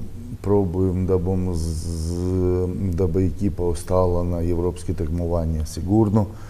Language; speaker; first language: Slovenian; non-native, learner; Russian